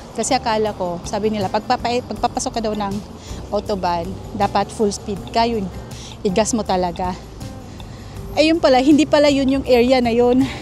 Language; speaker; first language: Filipino; native; Filipino